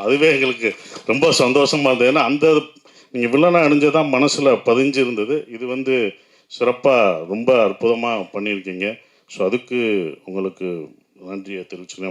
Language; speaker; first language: Tamil; native; Tamil